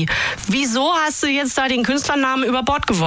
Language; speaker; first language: German; native; German